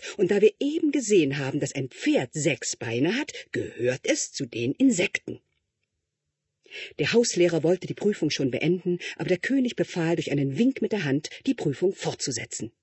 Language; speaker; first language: German; native; German